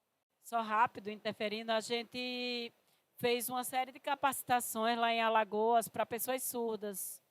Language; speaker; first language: Portuguese; native; Portuguese